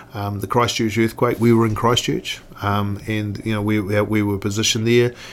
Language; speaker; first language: English; native; English